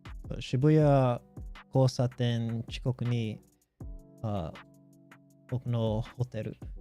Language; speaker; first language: Japanese; non-native, learner; English